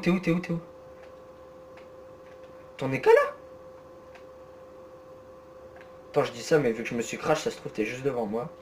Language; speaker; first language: French; native; French